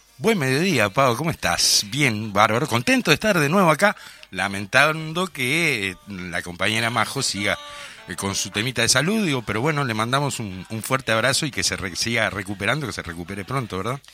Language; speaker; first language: Spanish; native; Spanish